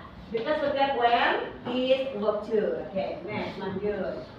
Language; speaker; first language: English; non-native, learner; Indonesian